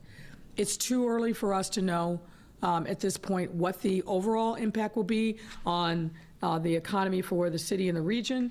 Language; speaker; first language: English; native; English